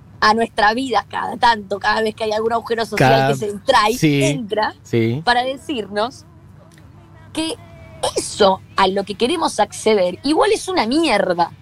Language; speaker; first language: Spanish; native; Spanish